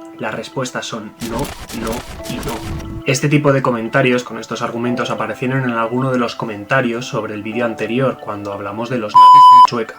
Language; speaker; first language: Spanish; native; Spanish